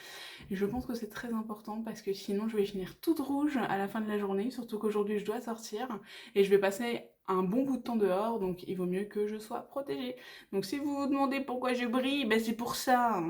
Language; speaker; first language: French; native; French